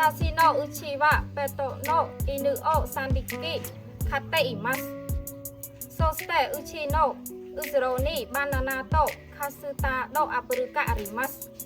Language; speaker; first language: Japanese; non-native, learner; Khmer